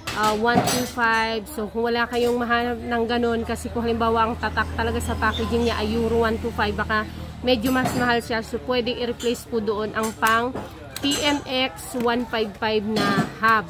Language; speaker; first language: Filipino; native; Filipino